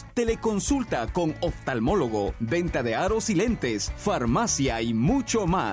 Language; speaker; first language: Spanish; native; Spanish